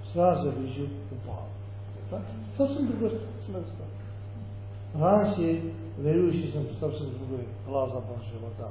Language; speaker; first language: Russian; non-native, learner; Tibetan